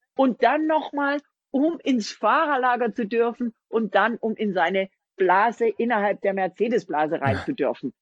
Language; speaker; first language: German; native; German